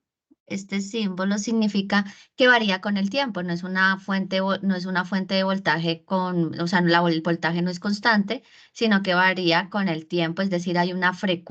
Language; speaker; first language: Spanish; native; Spanish